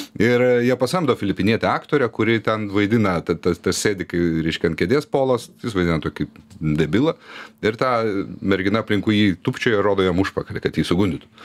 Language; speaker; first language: Lithuanian; native; Lithuanian